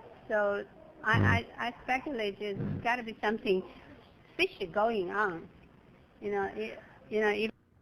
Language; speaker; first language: English; non-native, fluent; Chinese